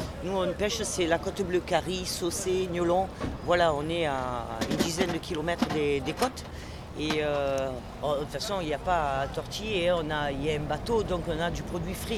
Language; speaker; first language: French; native; French